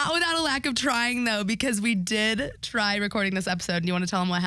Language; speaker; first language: English; native; English